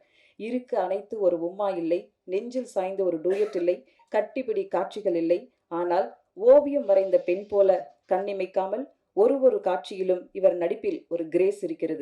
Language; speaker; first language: Tamil; native; Tamil